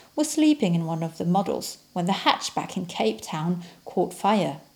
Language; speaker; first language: English; non-native, fluent; French